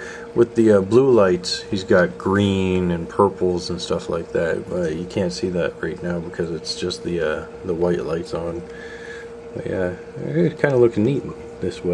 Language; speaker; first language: English; native; English